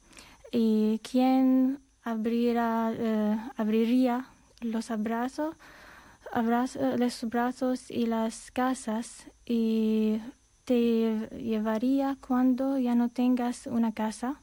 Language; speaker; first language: Spanish; non-native, fluent; Armenian